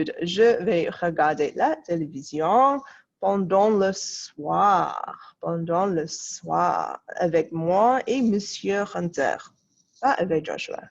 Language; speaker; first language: French; non-native, fluent; English